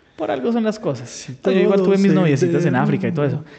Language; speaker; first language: Spanish; native; Spanish